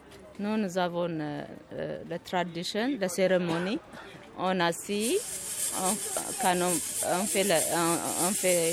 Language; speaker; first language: French; non-native, learner; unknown